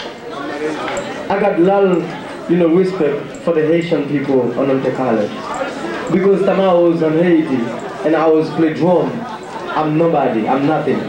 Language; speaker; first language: English; non-native, learner; Haitian Creole